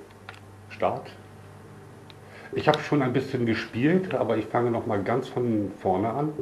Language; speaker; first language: German; native; German